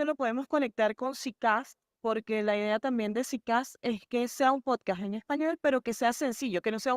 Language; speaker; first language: Spanish; native; Spanish